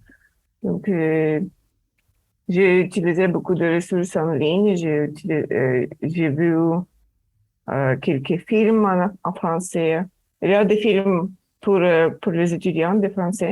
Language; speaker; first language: French; non-native, fluent; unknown